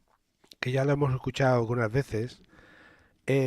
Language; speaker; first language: Spanish; native; Spanish